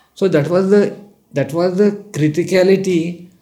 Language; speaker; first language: English; non-native, local second language; Marathi